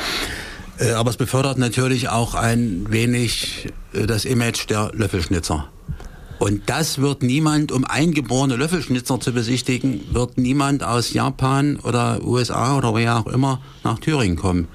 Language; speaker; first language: German; native; German